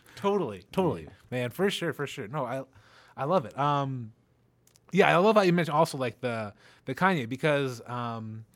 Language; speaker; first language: English; native; English